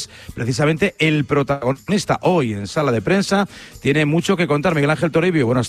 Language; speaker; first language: Spanish; native; Spanish